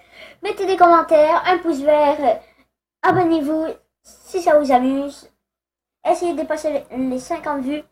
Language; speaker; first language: French; native; French